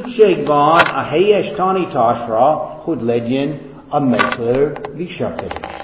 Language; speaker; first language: Hungarian; non-native, fluent; English